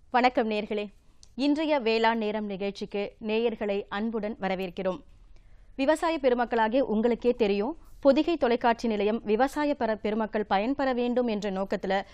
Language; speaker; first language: Tamil; native; Tamil